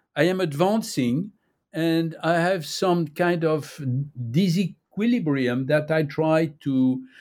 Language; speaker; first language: English; non-native, fluent; French